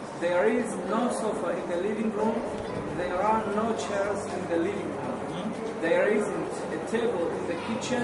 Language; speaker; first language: English; non-native, learner; Arabic